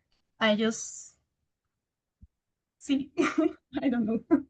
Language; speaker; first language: English; non-native, learner; Spanish